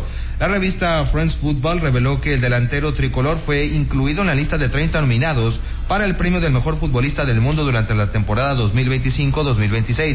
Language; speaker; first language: Spanish; native; Spanish